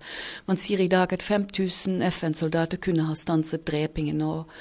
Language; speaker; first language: Norwegian; non-native, fluent; German